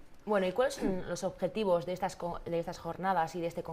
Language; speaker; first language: Spanish; native; Spanish